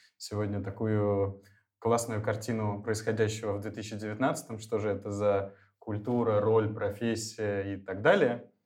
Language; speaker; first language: Russian; native; Russian